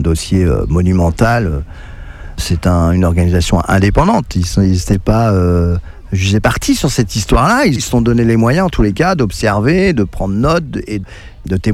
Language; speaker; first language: French; native; French